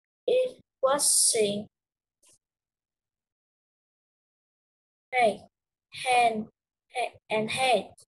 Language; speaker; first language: English; non-native, learner; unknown